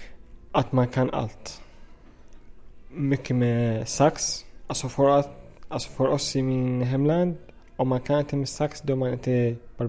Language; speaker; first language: Swedish; non-native, fluent; Arabic